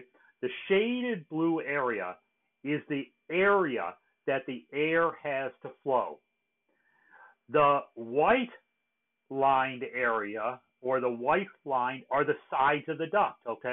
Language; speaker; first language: English; native; English